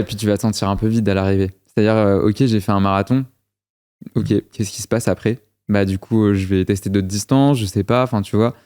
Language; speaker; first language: French; native; French